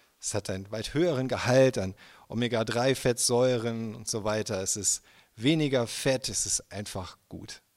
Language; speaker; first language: German; native; German